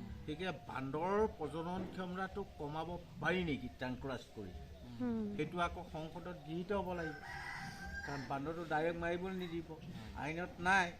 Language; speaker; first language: Assamese; non-native, local second language; Mising